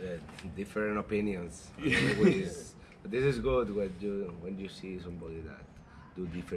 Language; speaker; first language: English; non-native, learner; Spanish